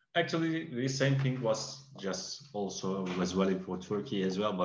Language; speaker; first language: English; non-native, fluent; Turkish